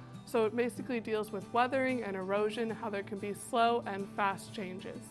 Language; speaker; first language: English; native; English